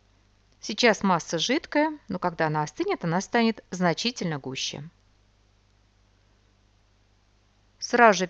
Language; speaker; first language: Russian; native; Russian